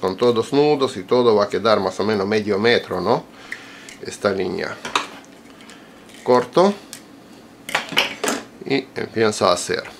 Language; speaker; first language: Spanish; non-native, fluent; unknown